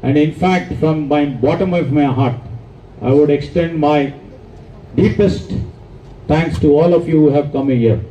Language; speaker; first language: English; non-native, local second language; Telugu